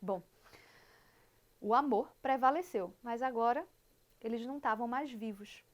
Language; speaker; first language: Portuguese; native; Portuguese